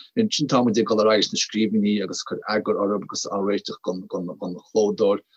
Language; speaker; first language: Irish; native; Irish